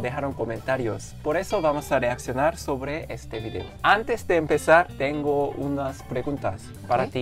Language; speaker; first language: Spanish; non-native, learner; Korean